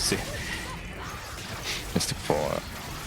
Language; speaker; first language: French; native; French